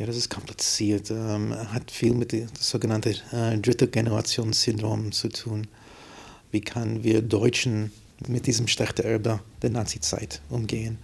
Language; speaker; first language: German; non-native, fluent; English